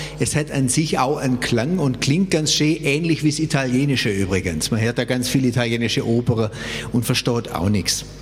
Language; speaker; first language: German; native; German